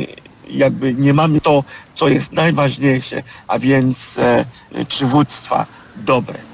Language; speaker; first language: Polish; non-native, fluent; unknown